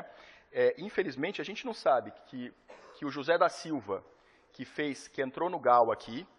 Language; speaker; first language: Portuguese; native; Portuguese